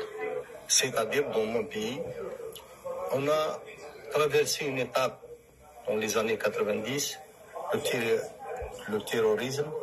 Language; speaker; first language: French; non-native, local second language; Arabic